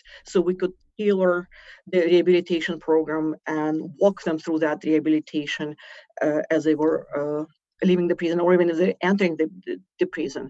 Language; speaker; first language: English; non-native, fluent; Russian